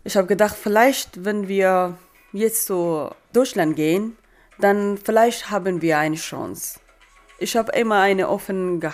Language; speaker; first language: German; non-native, learner; Persian